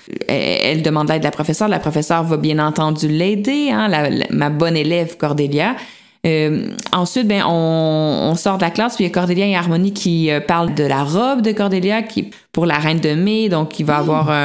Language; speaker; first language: French; native; French